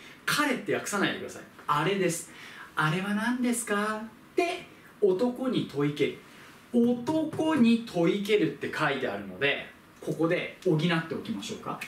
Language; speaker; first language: Japanese; native; Japanese